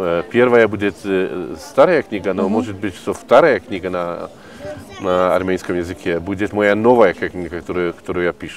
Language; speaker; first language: Russian; non-native, fluent; Polish